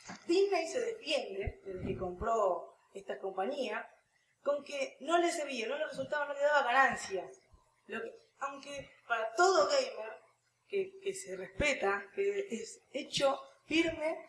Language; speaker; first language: Spanish; native; Spanish